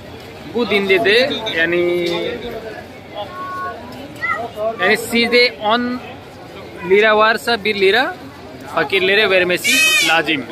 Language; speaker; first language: Turkish; non-native, fluent; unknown